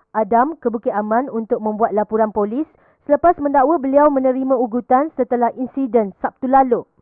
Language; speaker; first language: Malay; native; Malay